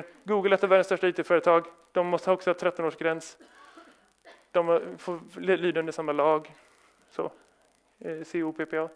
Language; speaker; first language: Swedish; native; Swedish